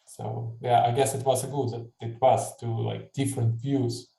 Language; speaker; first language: English; non-native, fluent; Estonian